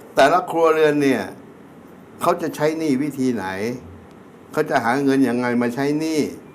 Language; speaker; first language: Thai; native; Thai